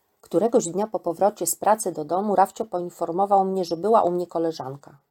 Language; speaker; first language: Polish; native; Polish